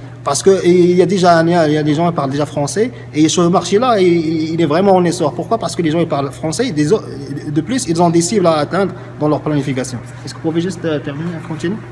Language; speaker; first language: French; non-native, local second language; Arabic